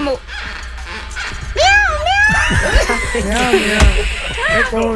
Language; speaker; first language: Spanish; non-native, learner; Korean